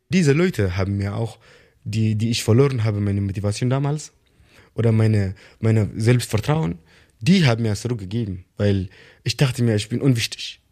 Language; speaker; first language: German; non-native, learner; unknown